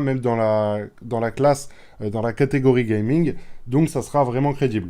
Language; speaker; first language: French; native; French